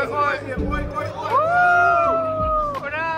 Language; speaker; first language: Russian; native; Russian